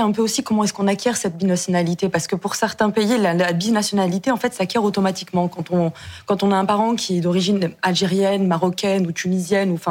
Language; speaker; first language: French; native; French